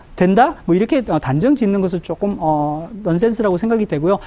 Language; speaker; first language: Korean; native; Korean